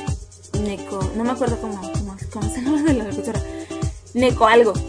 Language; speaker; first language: Spanish; native; Spanish